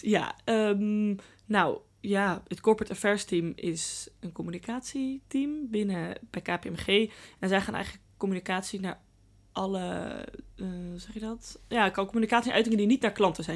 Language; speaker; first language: Dutch; native; Dutch